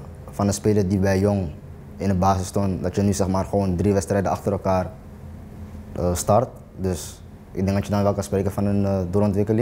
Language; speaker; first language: Dutch; native; Dutch